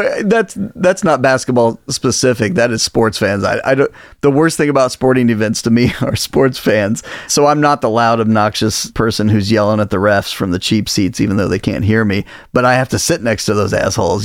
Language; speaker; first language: English; native; English